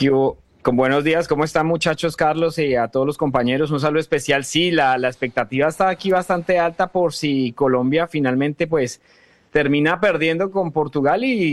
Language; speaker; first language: Spanish; native; Spanish